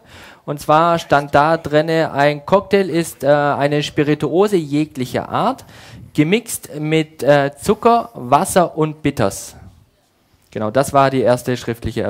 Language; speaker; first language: German; native; German